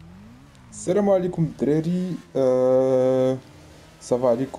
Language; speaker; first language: Arabic; native; Arabic